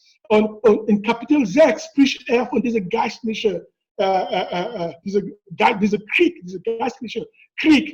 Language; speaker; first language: German; non-native, fluent; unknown